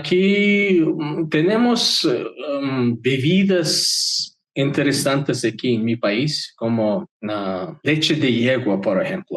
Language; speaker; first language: Spanish; non-native, fluent; Mongolian